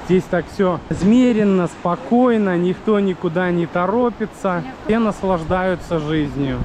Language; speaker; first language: Russian; native; Russian